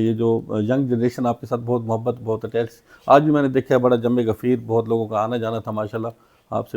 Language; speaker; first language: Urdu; non-native, local second language; Punjabi